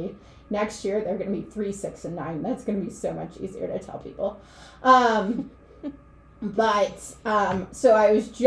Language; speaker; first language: English; native; English